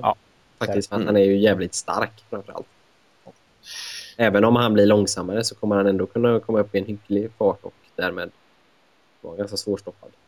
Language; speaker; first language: Swedish; native; Swedish